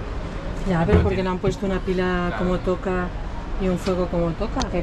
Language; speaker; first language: Spanish; native; Spanish